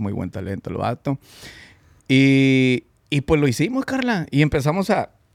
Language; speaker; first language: Spanish; early bilingual, heritage; Spanish